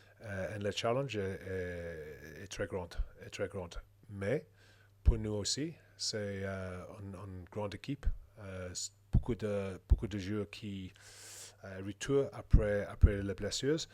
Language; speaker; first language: French; non-native, learner; English